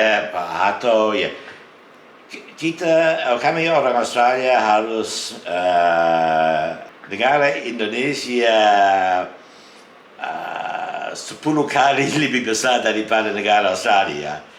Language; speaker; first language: Indonesian; non-native, fluent; English